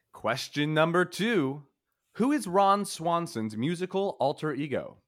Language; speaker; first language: English; native; English